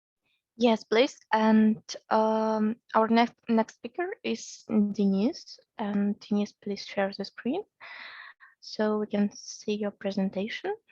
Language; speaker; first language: English; non-native, fluent; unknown